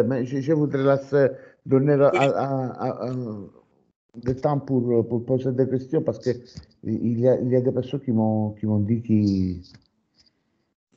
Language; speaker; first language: French; non-native, fluent; Italian